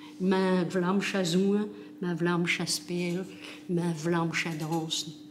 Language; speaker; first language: Dutch; non-native, local second language; French